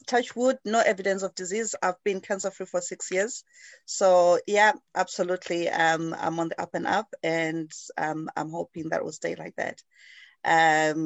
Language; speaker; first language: English; non-native, local second language; Shona